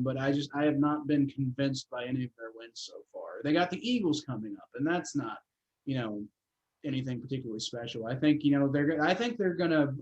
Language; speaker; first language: English; native; English